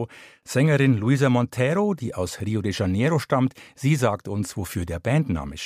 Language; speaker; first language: German; native; German